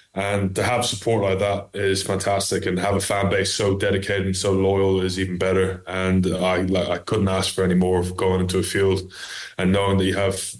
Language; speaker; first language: English; native; English